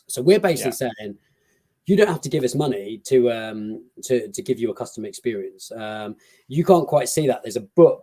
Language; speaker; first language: English; native; English